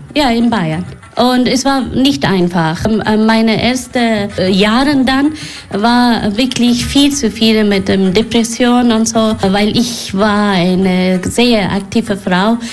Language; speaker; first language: German; non-native, learner; Persian